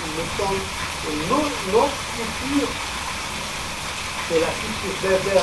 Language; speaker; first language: French; non-native, local second language; Arabic